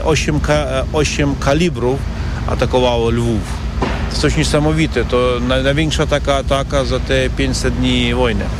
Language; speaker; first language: Polish; non-native, learner; Ukrainian